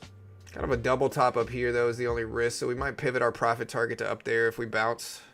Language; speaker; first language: English; native; English